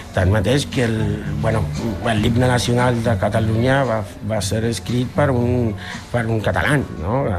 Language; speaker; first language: Catalan; non-native, fluent; Spanish